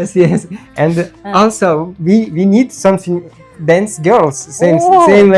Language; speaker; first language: English; non-native, learner; Russian